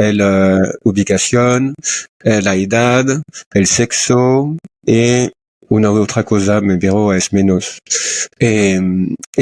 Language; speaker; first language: Spanish; non-native, learner; French